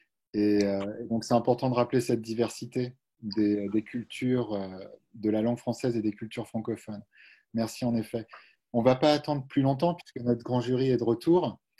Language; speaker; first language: French; native; French